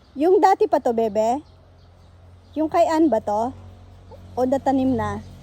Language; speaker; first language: Filipino; native; Filipino